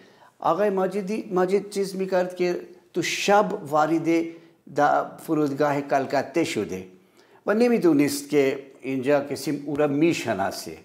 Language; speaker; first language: Persian; non-native, fluent; Urdu